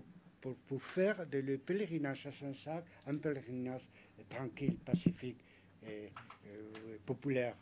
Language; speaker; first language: French; non-native, fluent; Spanish